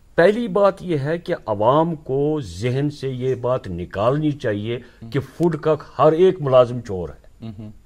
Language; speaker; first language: Hindi; non-native, local second language; Kashmiri